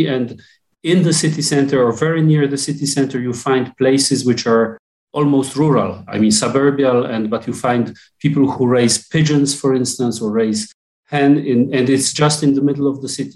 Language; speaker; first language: English; non-native, fluent; Polish